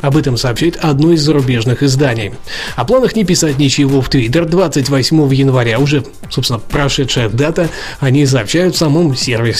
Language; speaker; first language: Russian; native; Russian